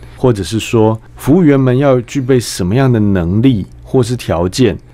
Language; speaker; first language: Chinese; native; Chinese